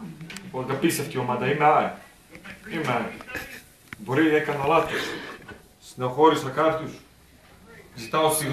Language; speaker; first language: Greek; non-native, fluent; Serbian